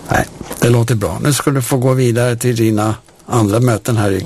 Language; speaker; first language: Swedish; native; Swedish